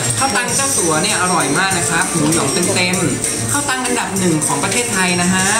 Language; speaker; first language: Thai; native; Thai